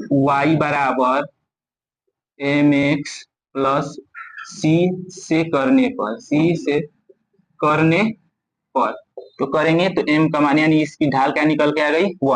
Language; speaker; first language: Hindi; native; Hindi